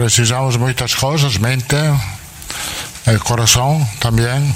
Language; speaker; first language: Portuguese; non-native, fluent; Italian